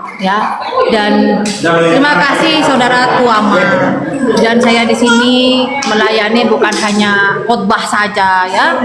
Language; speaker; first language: Indonesian; non-native, local second language; Madurese